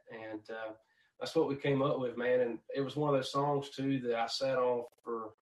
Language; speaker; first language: English; native; English